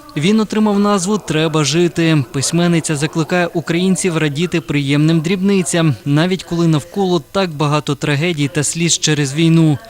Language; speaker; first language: Ukrainian; native; Ukrainian